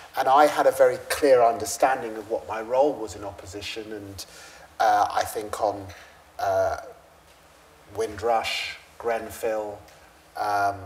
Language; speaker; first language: English; native; English